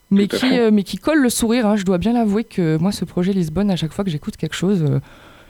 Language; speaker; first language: French; native; French